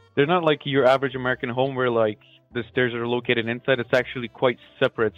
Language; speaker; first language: English; non-native, fluent; Macedonian